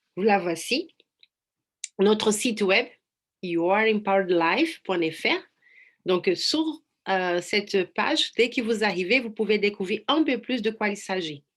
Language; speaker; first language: French; non-native, fluent; Portuguese